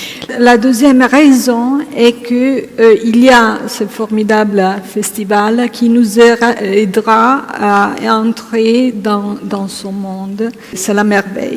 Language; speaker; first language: French; non-native, fluent; Italian